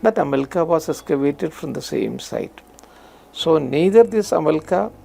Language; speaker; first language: English; non-native, local second language; Malayalam